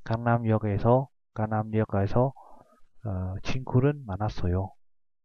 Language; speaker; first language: Korean; non-native, fluent; Vietnamese